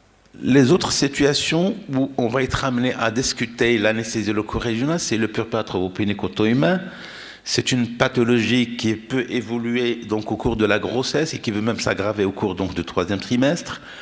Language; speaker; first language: French; non-native, local second language; Arabic